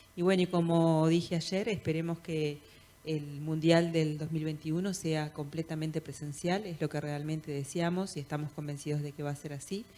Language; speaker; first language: Spanish; native; Spanish